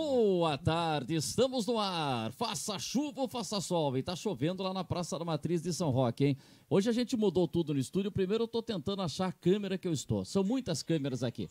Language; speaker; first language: Portuguese; native; Portuguese